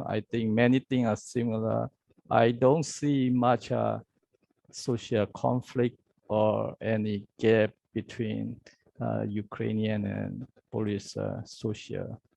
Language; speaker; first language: English; non-native, learner; Burmese